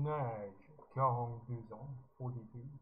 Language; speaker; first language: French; non-native, learner; English